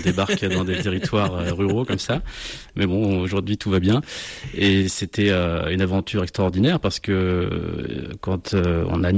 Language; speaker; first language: French; native; French